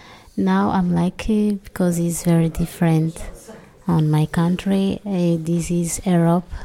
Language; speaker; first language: English; non-native, learner; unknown